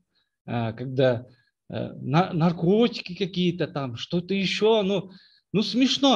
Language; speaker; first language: Russian; non-native, local second language; Kyrgyz